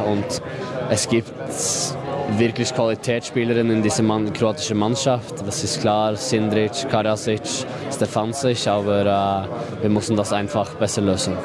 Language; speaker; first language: German; non-native, fluent; Norwegian